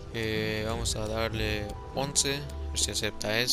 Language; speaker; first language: Spanish; early bilingual, heritage; Spanish